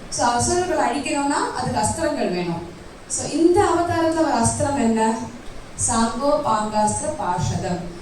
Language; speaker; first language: Tamil; early bilingual, heritage; Tamil